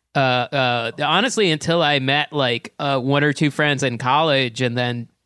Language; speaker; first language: English; native; English